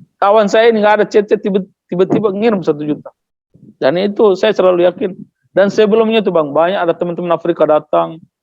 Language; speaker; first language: Indonesian; non-native, local second language; Tetum